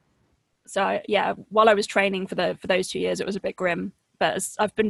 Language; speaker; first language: English; native; English